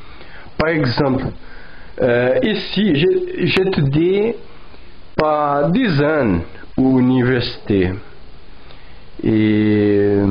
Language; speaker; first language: French; non-native, learner; Portuguese